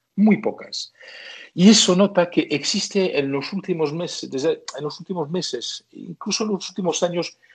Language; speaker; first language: Spanish; non-native, fluent; French